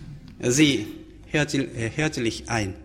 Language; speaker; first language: German; non-native, fluent; Korean